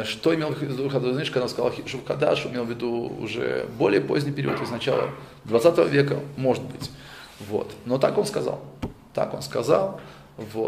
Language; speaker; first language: Russian; native; Russian